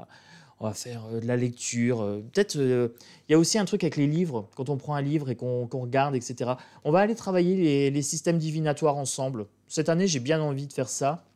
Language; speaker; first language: French; native; French